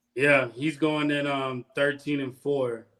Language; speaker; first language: English; native; English